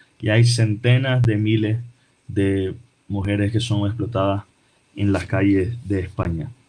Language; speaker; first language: Spanish; early bilingual, other home language; Portuguese